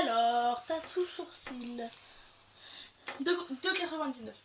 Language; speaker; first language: French; native; French